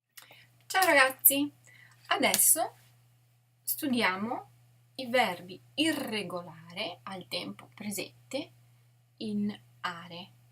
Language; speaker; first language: Italian; non-native, fluent; English